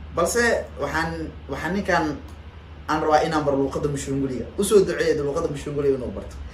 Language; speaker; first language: Somali; non-native, local second language; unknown